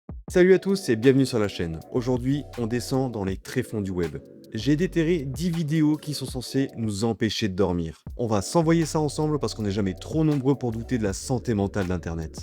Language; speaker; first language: French; native; French